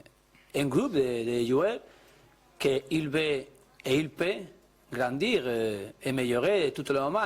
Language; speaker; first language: French; non-native, learner; Spanish